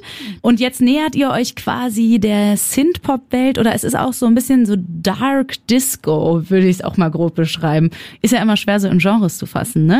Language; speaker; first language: German; native; German